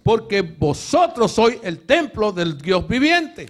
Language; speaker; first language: Spanish; native; Spanish